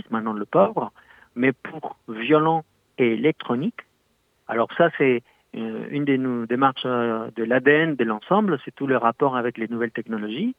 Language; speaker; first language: French; non-native, fluent; Spanish